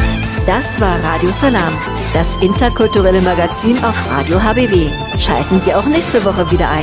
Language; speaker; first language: German; native; German